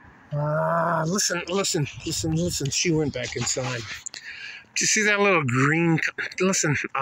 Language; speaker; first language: English; native; English